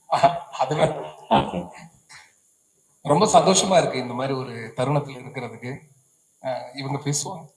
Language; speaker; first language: Tamil; non-native, learner; Malayalam